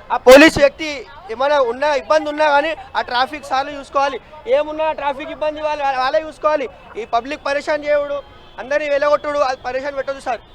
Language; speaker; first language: Telugu; native; Telugu